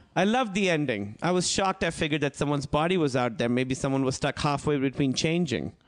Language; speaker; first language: English; non-native, local second language; Urdu